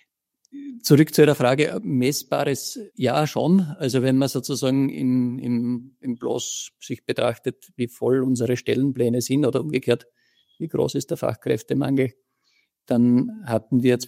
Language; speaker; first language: German; native; German